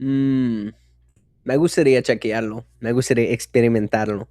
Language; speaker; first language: Spanish; non-native, fluent; English